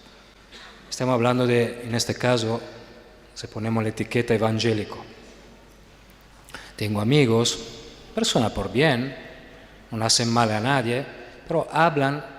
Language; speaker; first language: Spanish; non-native, fluent; Italian